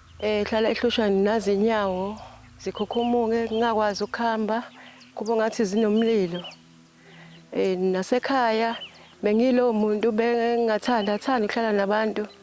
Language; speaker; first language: Zulu; native; Zulu